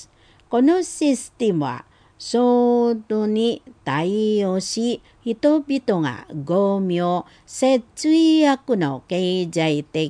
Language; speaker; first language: Japanese; non-native, fluent; Indonesian